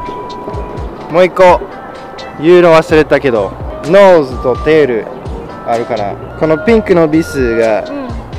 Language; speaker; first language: Japanese; non-native, fluent; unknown